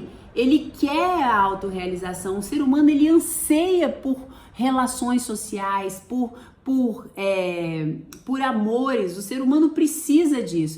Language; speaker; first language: Portuguese; native; Portuguese